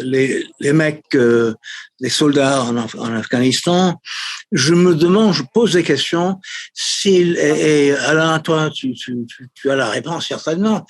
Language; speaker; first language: French; non-native, fluent; English